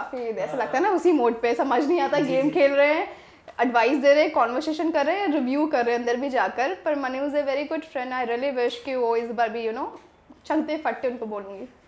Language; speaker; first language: Hindi; native; Hindi